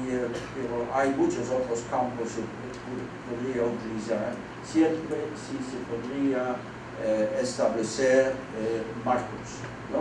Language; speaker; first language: Spanish; non-native, fluent; Dutch